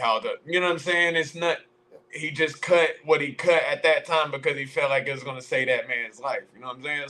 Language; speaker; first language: English; native; English